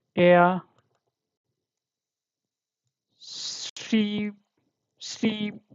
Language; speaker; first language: German; non-native, fluent; Hindi